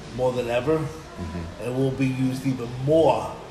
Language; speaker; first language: English; native; English